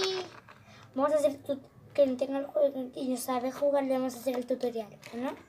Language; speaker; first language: Spanish; native; Spanish